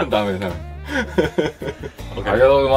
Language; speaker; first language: Japanese; non-native, learner; Chinese